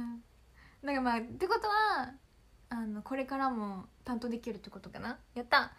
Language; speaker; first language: Japanese; native; Japanese